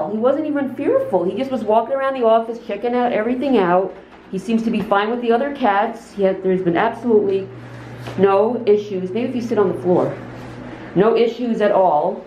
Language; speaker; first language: English; native; English